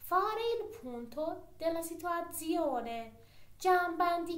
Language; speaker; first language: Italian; non-native, fluent; Persian